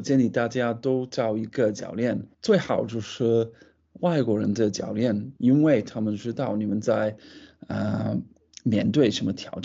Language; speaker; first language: Chinese; non-native, fluent; English